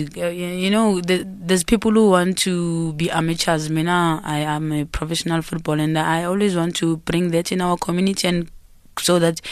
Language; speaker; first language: English; non-native, local second language; Zulu